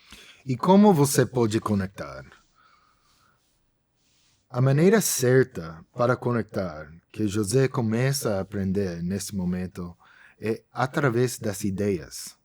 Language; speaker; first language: Portuguese; non-native, fluent; English